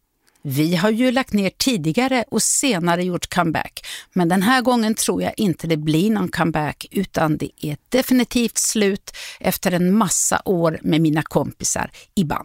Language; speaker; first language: Swedish; native; Swedish